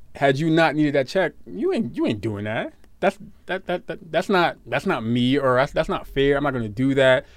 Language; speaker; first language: English; native; English